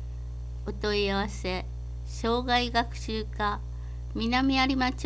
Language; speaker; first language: Japanese; native; Japanese